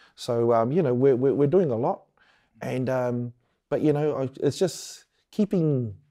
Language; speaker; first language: English; native; English